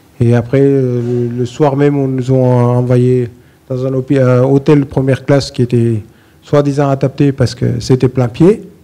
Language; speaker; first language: French; non-native, fluent; Armenian